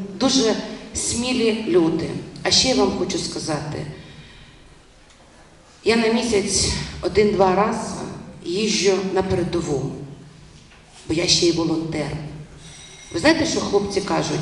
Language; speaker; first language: Ukrainian; non-native, local second language; Russian